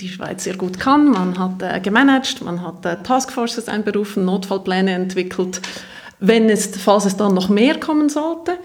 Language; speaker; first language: German; native; German